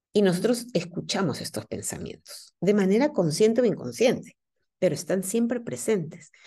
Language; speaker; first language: Spanish; native; Spanish